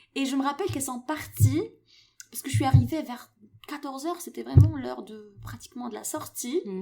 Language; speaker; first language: French; non-native, local second language; Arabic